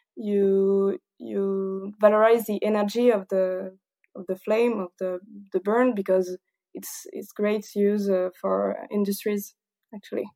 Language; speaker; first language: English; non-native, fluent; French